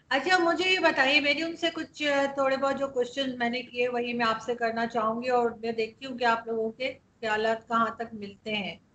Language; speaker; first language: Urdu; native; Urdu